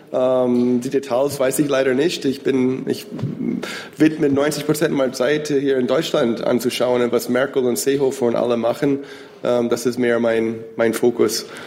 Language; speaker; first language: German; non-native, fluent; English